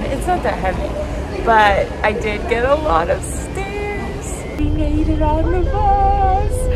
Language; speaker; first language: English; native; English